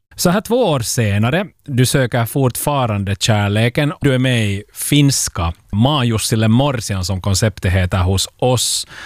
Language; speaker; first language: Swedish; native; Swedish